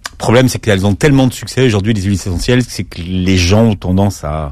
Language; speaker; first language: French; native; French